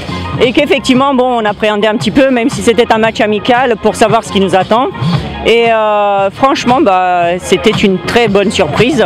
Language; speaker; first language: French; native; French